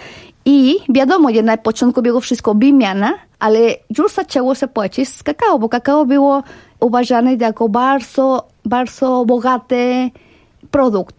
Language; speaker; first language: Polish; non-native, fluent; Spanish